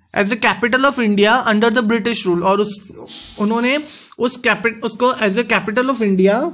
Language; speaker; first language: Hindi; non-native, local second language; Gujarati